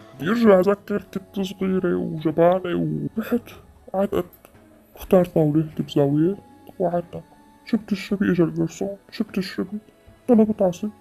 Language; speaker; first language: Arabic; native; Arabic